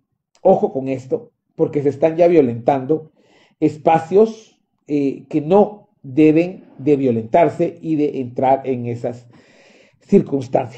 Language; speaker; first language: Spanish; native; Spanish